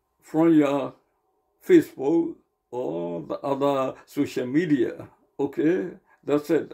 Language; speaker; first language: English; non-native, learner; Burmese